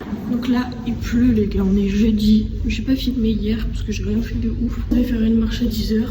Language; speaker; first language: French; native; French